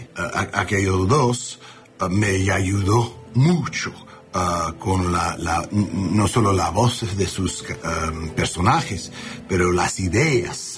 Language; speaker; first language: Spanish; non-native, learner; English